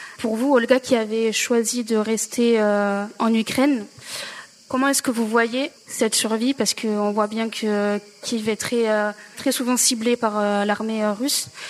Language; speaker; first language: French; native; French